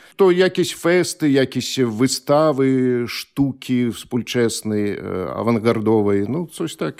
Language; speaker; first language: Polish; non-native, fluent; Belarusian